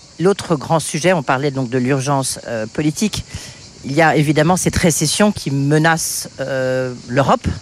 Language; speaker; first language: French; native; French